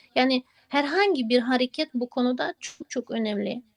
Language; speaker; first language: Turkish; non-native, fluent; Ukrainian